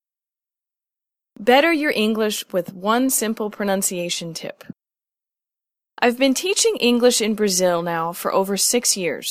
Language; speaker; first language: English; native; English